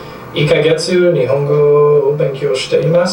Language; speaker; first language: Japanese; non-native, learner; English